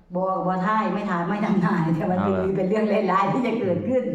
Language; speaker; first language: Thai; non-native, local second language; Northeastern Thai